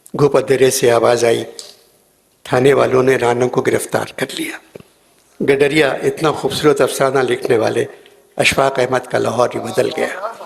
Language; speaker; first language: Urdu; native; Urdu